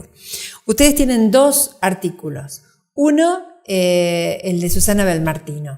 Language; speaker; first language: Spanish; native; Spanish